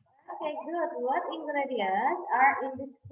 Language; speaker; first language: English; non-native, fluent; Indonesian